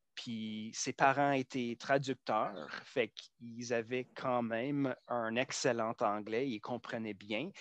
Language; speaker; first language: French; non-native, local second language; English